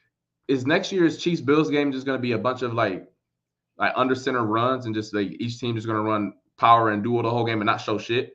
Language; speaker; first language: English; native; English